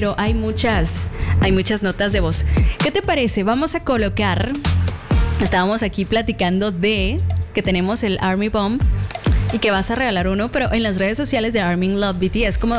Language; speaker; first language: Spanish; native; Spanish